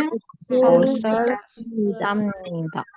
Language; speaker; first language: Korean; non-native, learner; Indonesian